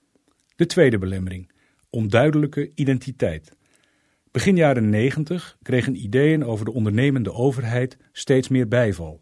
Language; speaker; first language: Dutch; native; Dutch